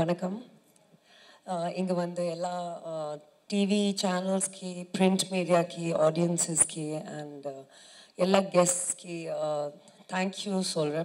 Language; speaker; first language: Tamil; non-native, learner; Kannada